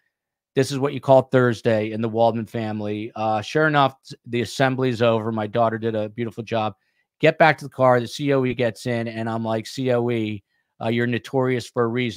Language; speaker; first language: English; native; English